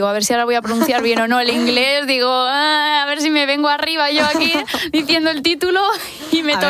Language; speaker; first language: Spanish; native; Spanish